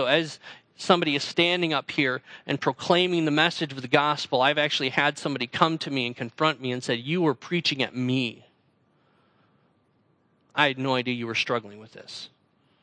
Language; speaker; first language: English; native; English